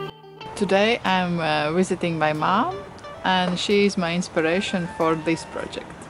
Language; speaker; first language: English; non-native, fluent; Latvian